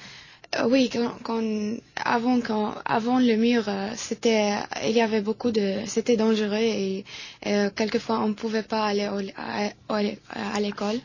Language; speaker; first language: French; non-native, learner; Arabic